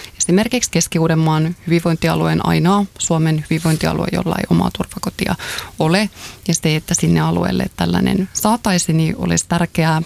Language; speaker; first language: Finnish; native; Finnish